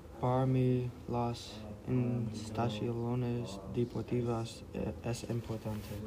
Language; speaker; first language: Spanish; non-native, learner; English